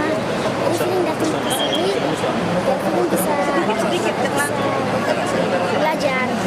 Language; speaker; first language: Indonesian; early bilingual, heritage; Indonesian